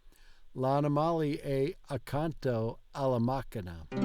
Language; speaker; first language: Italian; non-native, learner; English